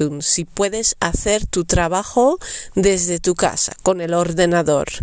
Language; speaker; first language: Spanish; non-native, fluent; Dutch